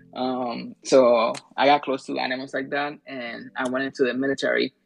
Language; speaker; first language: English; early bilingual, other home language; Spanish